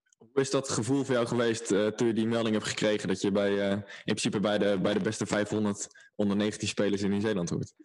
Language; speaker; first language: Dutch; native; Dutch